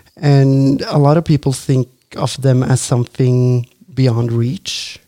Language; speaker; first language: English; non-native, fluent; Norwegian